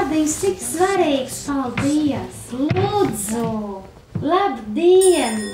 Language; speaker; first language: Latvian; non-native, learner; Portuguese